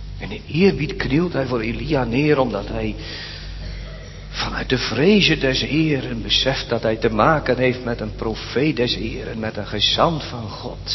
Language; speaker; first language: Dutch; native; Dutch